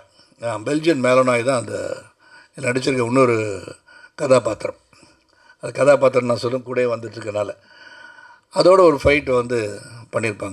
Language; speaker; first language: Tamil; native; Tamil